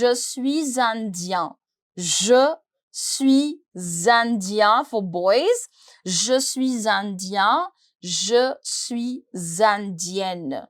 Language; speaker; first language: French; non-native, fluent; Hindi